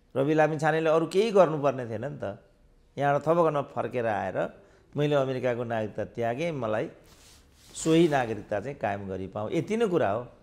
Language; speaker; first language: Nepali; native; Nepali